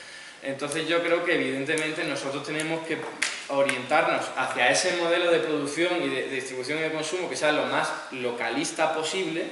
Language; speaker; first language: Spanish; native; Spanish